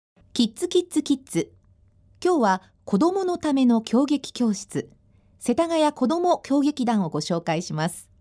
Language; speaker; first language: Japanese; native; Japanese